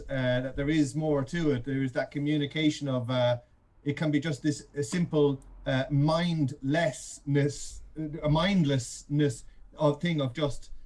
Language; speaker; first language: English; native; English